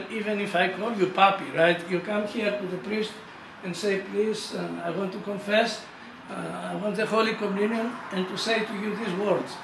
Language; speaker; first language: English; non-native, fluent; Greek